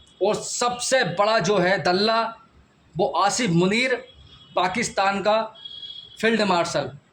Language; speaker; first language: Hindi; native; Hindi